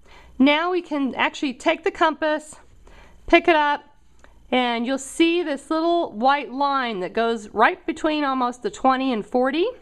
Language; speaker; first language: English; native; English